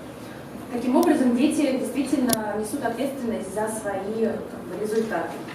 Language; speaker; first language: Russian; native; Russian